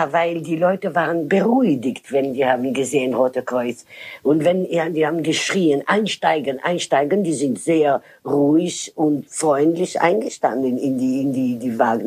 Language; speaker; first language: German; non-native, fluent; French